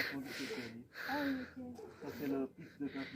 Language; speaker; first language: French; non-native, fluent; Nepali